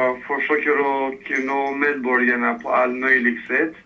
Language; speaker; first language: Swedish; non-native, fluent; Persian